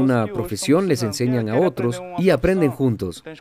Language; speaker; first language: Spanish; native; Spanish